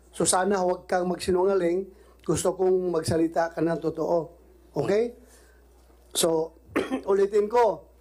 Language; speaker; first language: Filipino; non-native, local second language; Cebuano